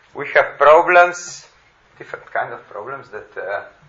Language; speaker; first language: English; non-native, fluent; Slovenian